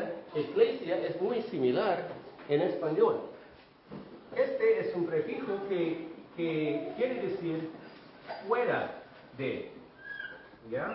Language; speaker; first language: Spanish; non-native, fluent; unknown